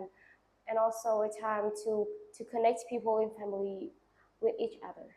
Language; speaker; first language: English; non-native, learner; Vietnamese